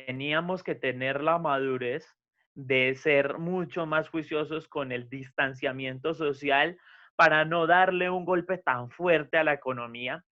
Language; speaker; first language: Spanish; native; Spanish